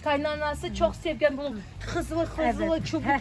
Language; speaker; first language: Turkish; non-native, learner; Russian